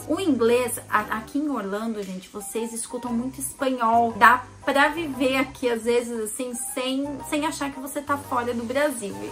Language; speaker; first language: Portuguese; native; Portuguese